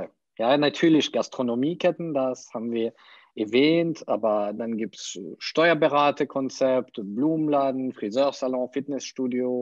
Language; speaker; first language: German; non-native, fluent; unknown